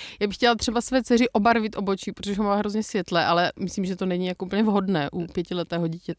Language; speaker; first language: Czech; native; Czech